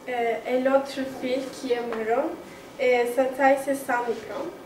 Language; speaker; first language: French; non-native, learner; Turkish